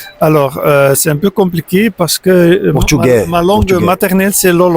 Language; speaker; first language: French; non-native, local second language; Dutch